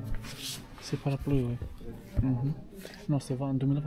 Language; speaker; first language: French; non-native, learner; Romanian